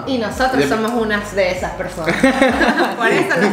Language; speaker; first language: Spanish; native; Spanish